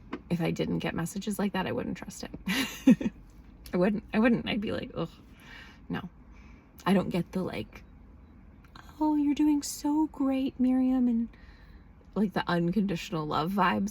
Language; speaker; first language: English; native; English